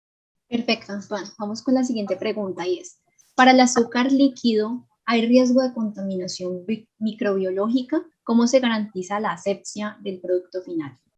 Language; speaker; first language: Spanish; native; Spanish